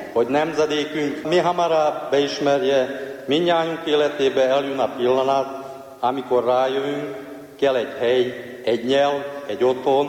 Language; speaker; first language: Hungarian; native; Hungarian